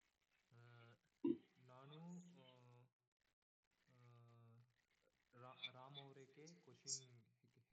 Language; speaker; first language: Kannada; non-native, learner; Tamil